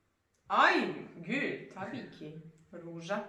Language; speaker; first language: Turkish; non-native, learner; Serbian